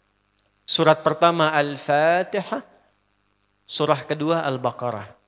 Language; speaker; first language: Indonesian; native; Indonesian